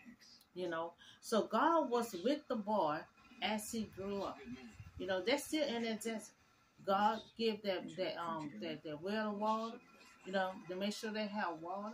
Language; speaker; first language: English; native; English